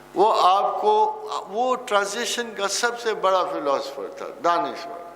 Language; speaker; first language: Urdu; non-native, local second language; Punjabi